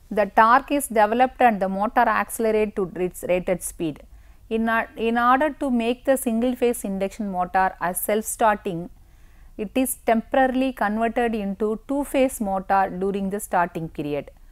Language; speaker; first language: English; non-native, local second language; Tamil